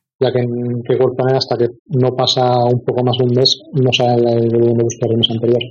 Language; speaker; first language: Spanish; native; Spanish